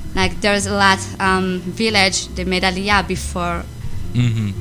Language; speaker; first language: English; non-native, learner; Amharic